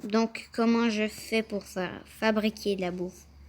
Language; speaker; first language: French; native; French